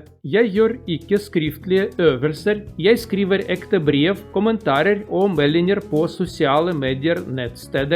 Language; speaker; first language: Norwegian; non-native, learner; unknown